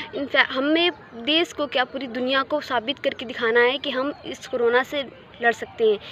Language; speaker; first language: Hindi; native; Hindi